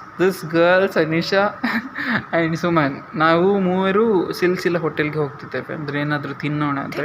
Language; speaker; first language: Kannada; non-native, local second language; Tulu